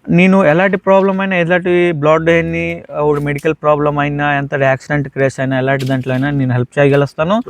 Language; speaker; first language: Telugu; non-native, local second language; Odia